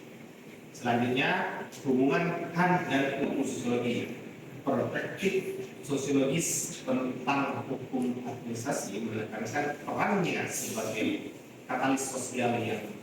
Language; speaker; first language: Indonesian; native; Indonesian